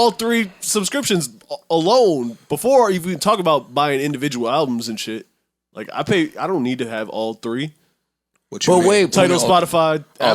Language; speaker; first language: English; native; English